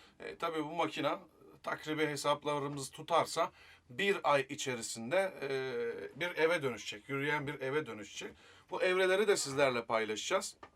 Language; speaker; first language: Turkish; native; Turkish